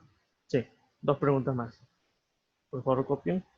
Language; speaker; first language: Spanish; native; Spanish